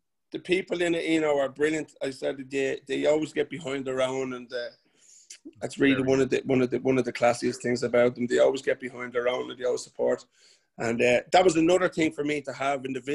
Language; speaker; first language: English; native; English